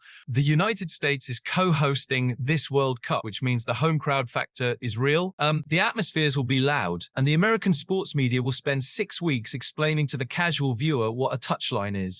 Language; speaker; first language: English; native; English